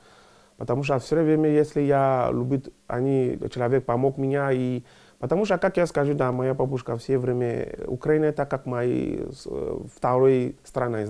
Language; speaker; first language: Russian; non-native, learner; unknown